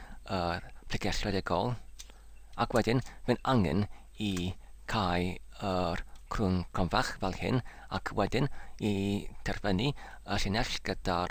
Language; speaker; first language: Welsh; non-native, learner; English